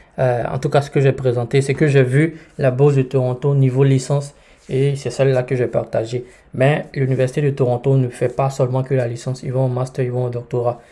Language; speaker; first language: French; native; French